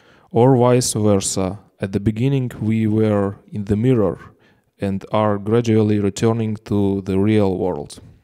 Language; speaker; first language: English; non-native, learner; Ukrainian